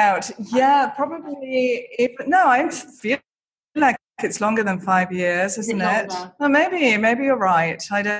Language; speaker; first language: English; native; English